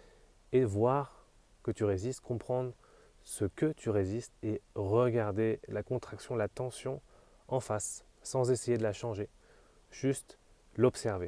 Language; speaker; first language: French; native; French